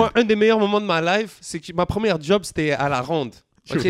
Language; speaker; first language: French; native; French